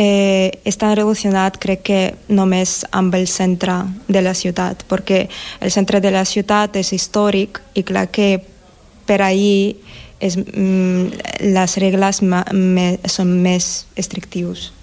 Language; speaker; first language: Catalan; non-native, learner; Spanish